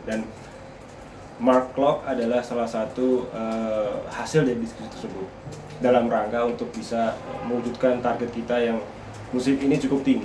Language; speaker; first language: Indonesian; native; Indonesian